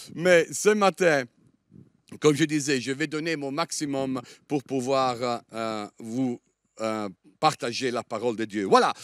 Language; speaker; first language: French; non-native, fluent; Italian